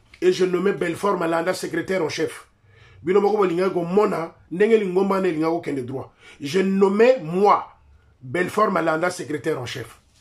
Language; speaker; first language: French; non-native, local second language; Lingala